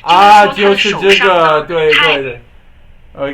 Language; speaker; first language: Chinese; non-native, learner; English